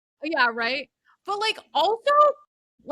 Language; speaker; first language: English; native; English